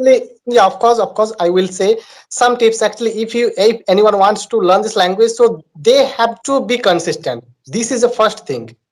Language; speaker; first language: English; non-native, learner; Bangla